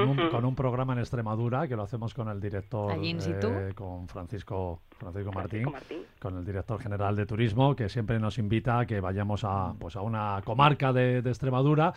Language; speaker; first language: Spanish; native; Spanish